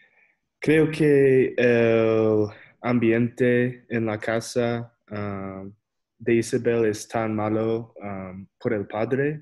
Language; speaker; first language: Spanish; non-native, learner; English